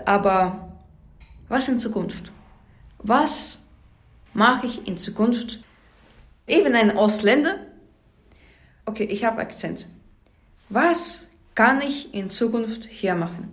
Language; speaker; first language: German; non-native, learner; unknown